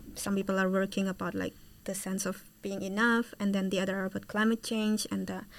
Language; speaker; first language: English; non-native, fluent; Indonesian